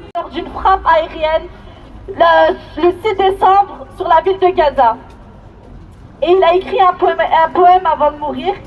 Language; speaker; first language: French; native; French